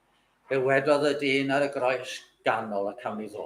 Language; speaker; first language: Welsh; native; Welsh